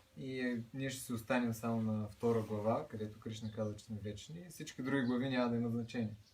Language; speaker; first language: Bulgarian; native; Bulgarian